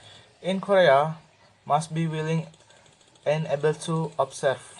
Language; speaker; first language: English; non-native, learner; Indonesian